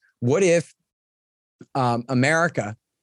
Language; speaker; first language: English; native; English